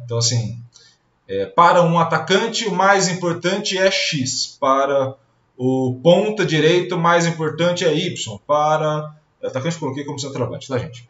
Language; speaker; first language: Portuguese; native; Portuguese